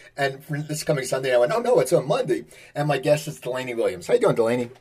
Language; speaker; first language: English; native; English